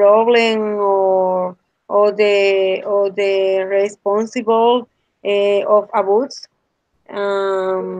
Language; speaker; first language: English; non-native, learner; Spanish